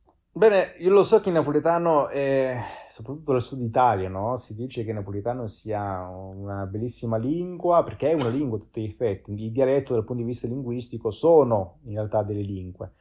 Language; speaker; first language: Italian; native; Italian